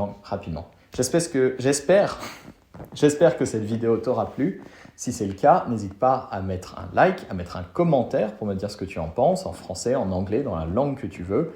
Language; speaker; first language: French; native; French